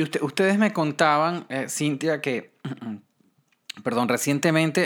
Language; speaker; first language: Spanish; native; Spanish